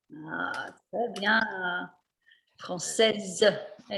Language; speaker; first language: French; non-native, fluent; English